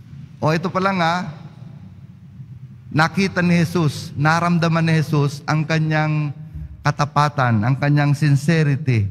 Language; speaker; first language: Filipino; native; Filipino